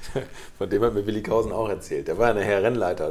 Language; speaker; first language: German; native; German